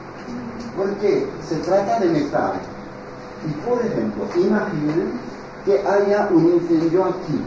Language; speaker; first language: Spanish; non-native, fluent; French